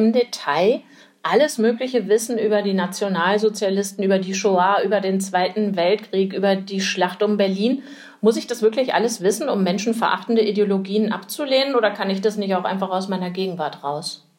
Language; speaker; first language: German; native; German